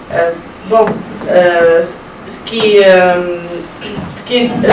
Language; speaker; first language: French; non-native, local second language; Arabic